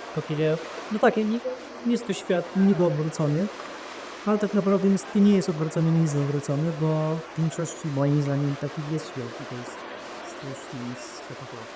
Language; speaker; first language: Polish; native; Polish